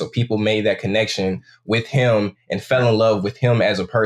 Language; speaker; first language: English; native; English